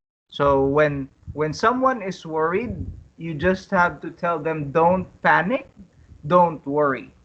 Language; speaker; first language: English; non-native, fluent; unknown